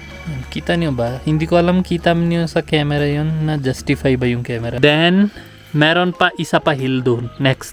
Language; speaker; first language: Filipino; non-native, learner; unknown